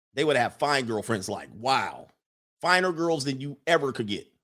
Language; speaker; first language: English; native; English